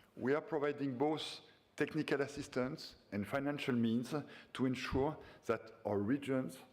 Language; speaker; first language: English; non-native, fluent; French